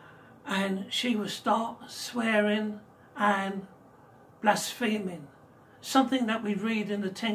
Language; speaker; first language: English; native; English